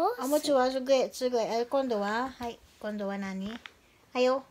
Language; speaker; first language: Japanese; non-native, learner; Filipino